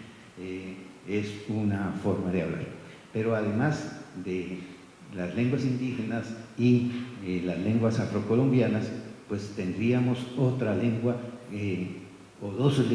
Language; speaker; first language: Spanish; native; Spanish